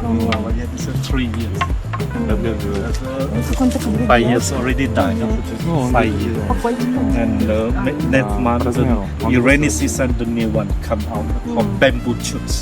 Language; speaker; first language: English; non-native, learner; Thai